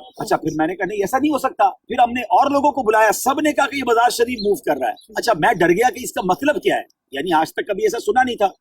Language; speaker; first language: Urdu; native; Urdu